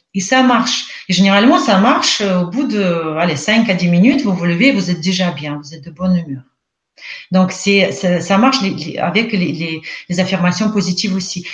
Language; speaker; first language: French; non-native, fluent; Russian